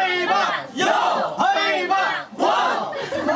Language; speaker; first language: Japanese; non-native, fluent; Vietnamese